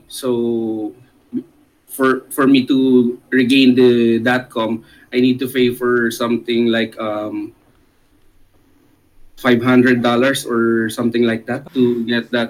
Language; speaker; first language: English; non-native, local second language; Filipino